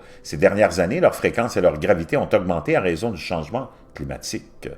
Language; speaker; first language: French; native; French